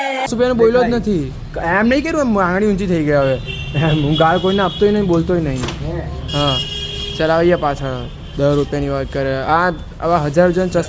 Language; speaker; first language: Gujarati; native; Gujarati